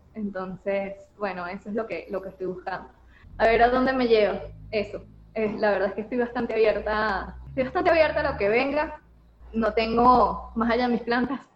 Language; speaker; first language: Spanish; native; Spanish